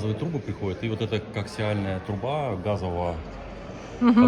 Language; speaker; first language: Russian; native; Russian